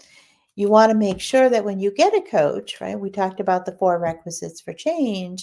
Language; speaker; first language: English; native; English